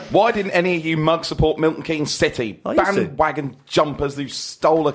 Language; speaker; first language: English; native; English